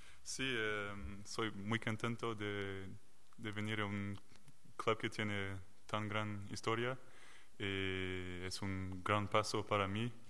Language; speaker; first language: Spanish; non-native, learner; French